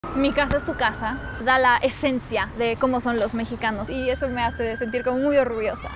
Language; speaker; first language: Spanish; non-native, fluent; Polish